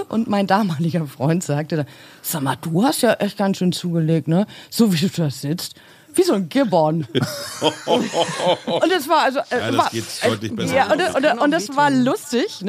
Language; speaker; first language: German; native; German